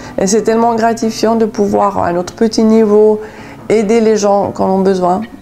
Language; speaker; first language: French; native; French